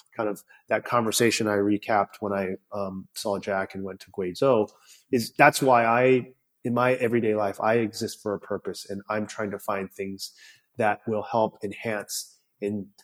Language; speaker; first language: English; native; English